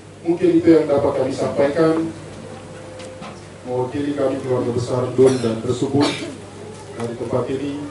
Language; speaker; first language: Indonesian; native; Indonesian